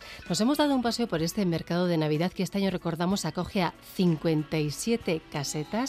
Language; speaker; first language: Spanish; native; Spanish